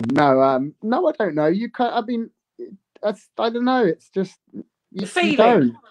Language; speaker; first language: English; native; English